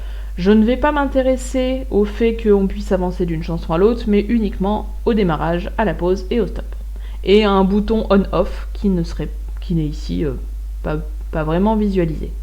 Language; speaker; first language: French; native; French